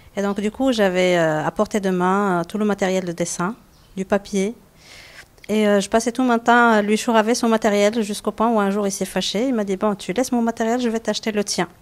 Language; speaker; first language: French; non-native, local second language; Arabic